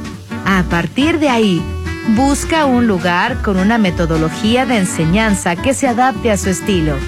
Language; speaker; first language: Spanish; native; Spanish